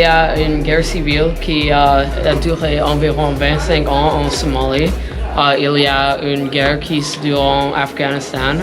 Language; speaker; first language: French; non-native, learner; English